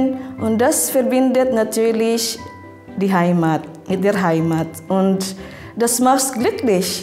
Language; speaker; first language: German; non-native, fluent; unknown